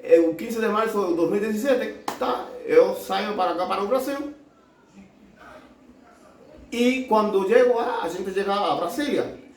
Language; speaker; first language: Portuguese; non-native, learner; Spanish